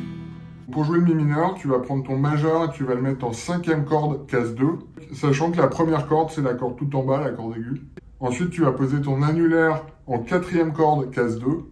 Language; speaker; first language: French; native; French